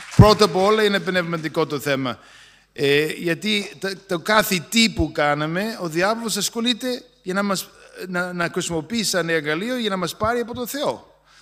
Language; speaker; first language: Greek; non-native, fluent; English